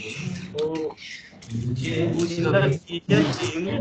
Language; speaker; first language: English; non-native, learner; Hindi